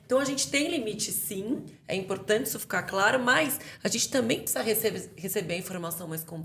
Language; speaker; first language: Portuguese; native; Portuguese